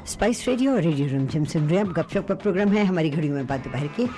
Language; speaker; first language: Hindi; native; Hindi